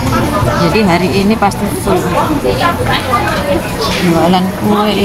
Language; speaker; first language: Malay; non-native, local second language; Javanese